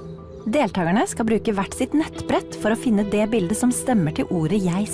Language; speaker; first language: Norwegian; native; Norwegian